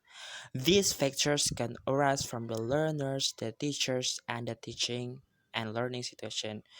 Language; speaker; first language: English; non-native, learner; Indonesian